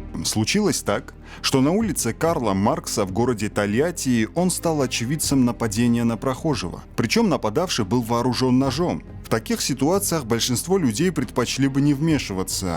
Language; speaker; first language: Russian; native; Russian